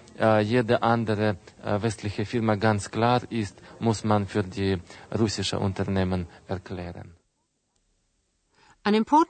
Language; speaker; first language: German; non-native, fluent; Russian